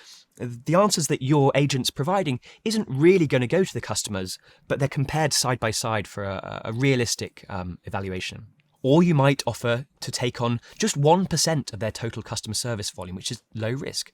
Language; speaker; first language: English; native; English